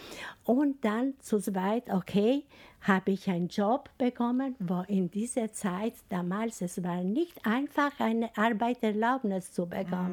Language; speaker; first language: German; non-native, fluent; Albanian